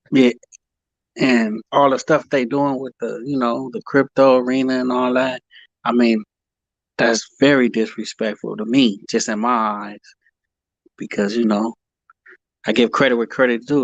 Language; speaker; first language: English; native; English